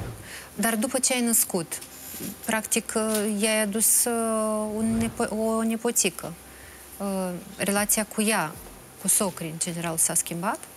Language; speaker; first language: Romanian; native; Romanian